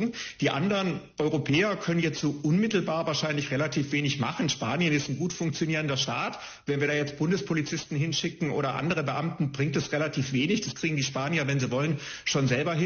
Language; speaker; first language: German; native; German